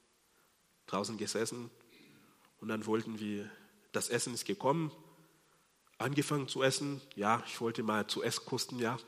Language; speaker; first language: German; non-native, fluent; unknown